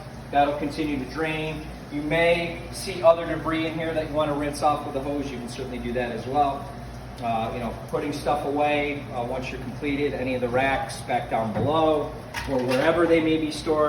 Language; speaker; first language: English; native; English